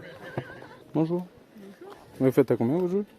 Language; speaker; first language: French; native; French